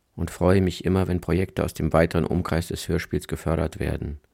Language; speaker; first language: German; native; German